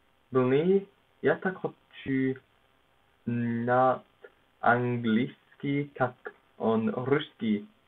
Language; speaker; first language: Russian; non-native, learner; English